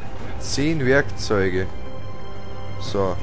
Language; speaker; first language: German; native; German